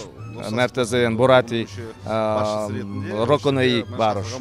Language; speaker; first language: Hungarian; non-native, learner; Kazakh